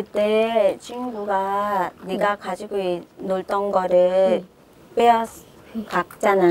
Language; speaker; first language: Korean; non-native, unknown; Khmer